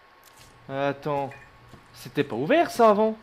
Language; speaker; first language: French; native; French